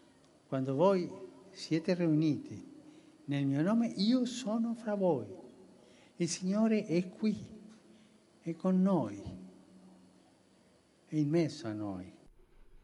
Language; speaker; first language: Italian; non-native, fluent; Spanish